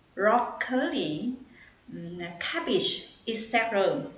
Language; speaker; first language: English; non-native, learner; Vietnamese